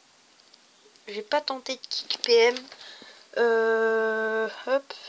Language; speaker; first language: French; native; French